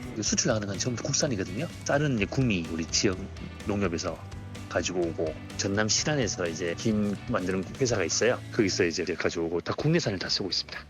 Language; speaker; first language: Korean; native; Korean